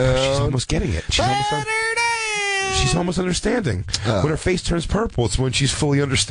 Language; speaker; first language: English; native; English